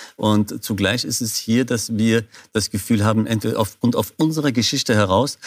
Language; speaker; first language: German; non-native, fluent; Kurdish